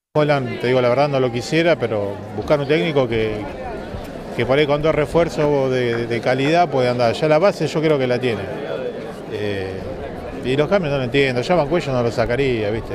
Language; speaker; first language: Spanish; native; Spanish